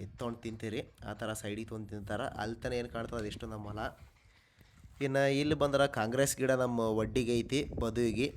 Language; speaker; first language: Kannada; native; Kannada